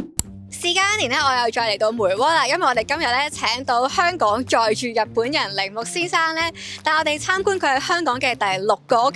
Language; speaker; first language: Cantonese; native; Cantonese